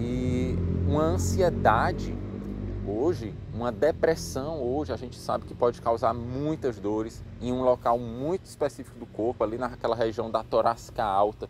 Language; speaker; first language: Portuguese; native; Portuguese